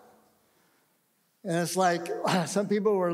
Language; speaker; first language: English; native; English